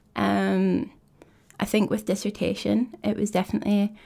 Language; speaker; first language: English; native; English